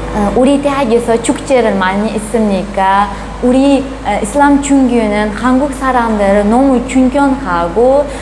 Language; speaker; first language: Korean; non-native, learner; Uzbek